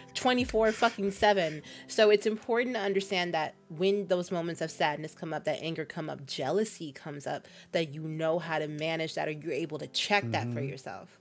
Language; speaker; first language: English; native; English